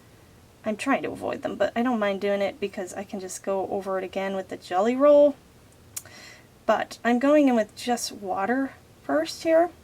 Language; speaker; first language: English; native; English